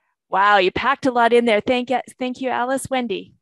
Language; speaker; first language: English; native; English